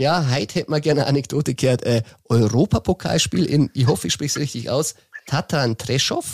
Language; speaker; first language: German; native; German